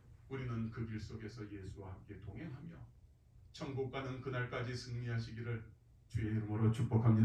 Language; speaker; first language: Korean; native; Korean